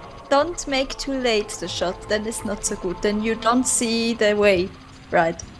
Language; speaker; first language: English; non-native, learner; German